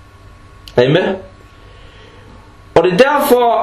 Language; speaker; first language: Danish; non-native, fluent; Arabic